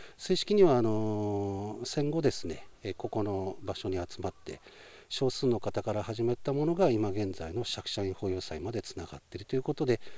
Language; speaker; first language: Japanese; native; Japanese